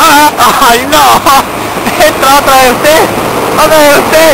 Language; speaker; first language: Spanish; native; Spanish